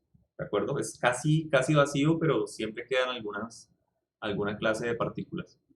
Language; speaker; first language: Spanish; native; Spanish